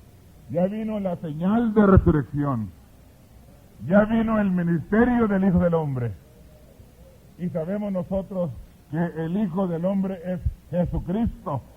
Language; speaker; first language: Spanish; early bilingual, heritage; Spanish